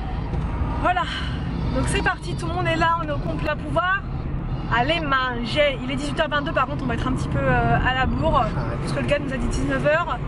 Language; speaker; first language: French; native; French